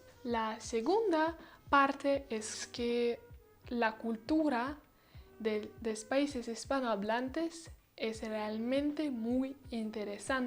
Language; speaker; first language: Spanish; non-native, learner; Russian